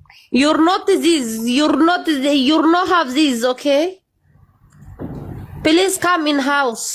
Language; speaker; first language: English; non-native, learner; Amharic